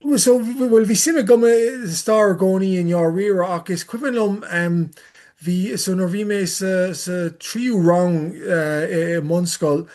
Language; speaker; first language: Irish; non-native, learner; English